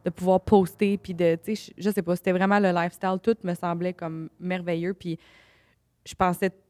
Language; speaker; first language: French; native; French